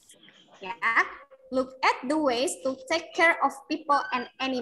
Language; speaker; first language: English; non-native, fluent; Indonesian